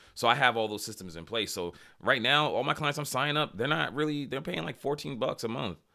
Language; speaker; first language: English; native; English